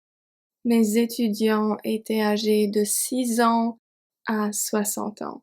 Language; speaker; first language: French; native; French